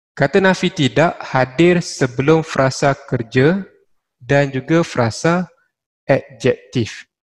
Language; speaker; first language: Malay; native; Malay